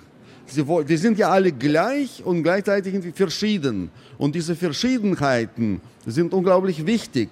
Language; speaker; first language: German; non-native, fluent; Russian